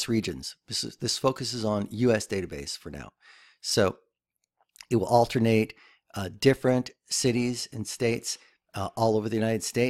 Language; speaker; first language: English; native; English